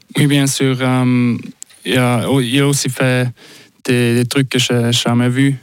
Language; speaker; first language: French; non-native, local second language; Swiss German